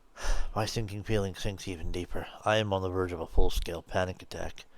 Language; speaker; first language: English; native; English